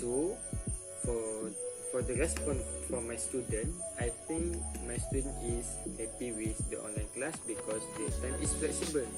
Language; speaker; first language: English; non-native, local second language; Malay